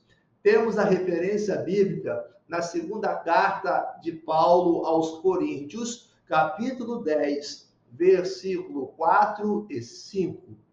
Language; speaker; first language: Portuguese; native; Portuguese